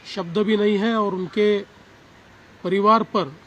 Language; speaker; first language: Hindi; non-native, local second language; Marathi